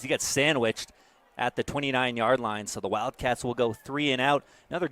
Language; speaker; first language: English; native; English